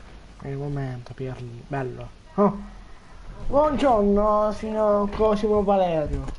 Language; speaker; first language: Italian; native; Italian